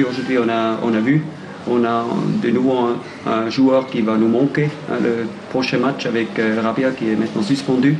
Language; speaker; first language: French; non-native, fluent; German